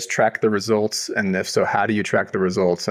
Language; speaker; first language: English; native; English